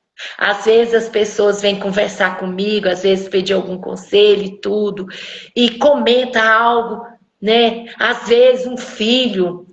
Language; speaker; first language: Portuguese; native; Portuguese